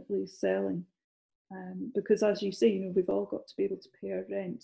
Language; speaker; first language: English; native; English